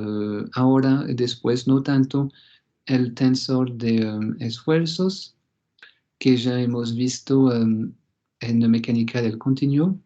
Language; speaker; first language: Spanish; non-native, fluent; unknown